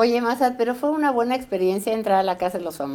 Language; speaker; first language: Spanish; native; Spanish